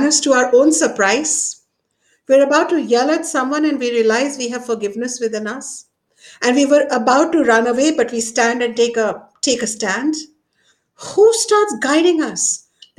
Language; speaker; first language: English; non-native, local second language; Hindi